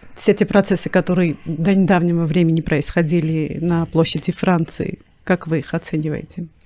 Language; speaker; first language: Russian; non-native, local second language; Armenian